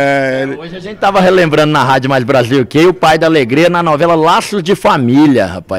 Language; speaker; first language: Portuguese; native; Portuguese